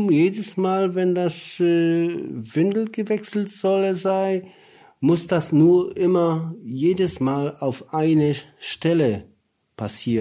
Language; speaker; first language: German; non-native, learner; Polish